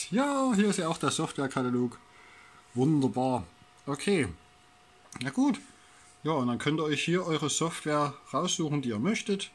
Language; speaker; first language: German; native; German